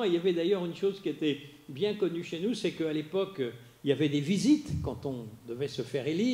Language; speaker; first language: French; native; French